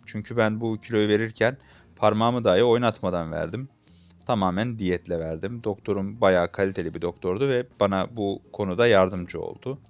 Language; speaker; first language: Turkish; native; Turkish